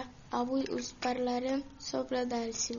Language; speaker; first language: Catalan; non-native, learner; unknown